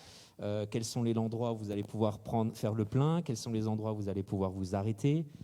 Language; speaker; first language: French; native; French